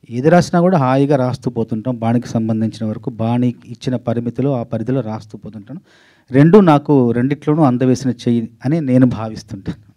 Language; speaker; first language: Telugu; native; Telugu